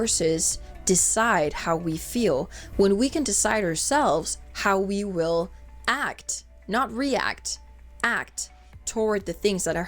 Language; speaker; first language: English; non-native, fluent; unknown